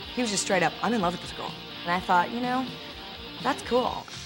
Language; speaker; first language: English; native; English